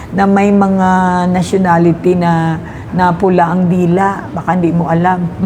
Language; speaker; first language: Filipino; non-native, local second language; Hiligaynon